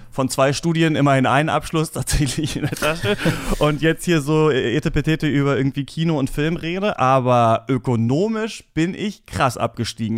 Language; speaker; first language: German; native; German